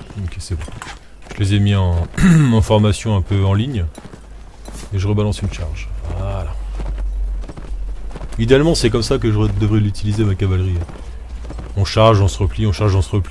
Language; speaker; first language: French; native; French